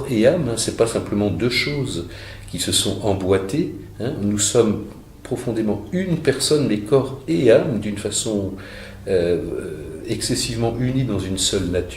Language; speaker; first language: French; native; French